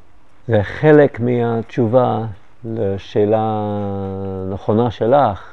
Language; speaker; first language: Hebrew; non-native, fluent; English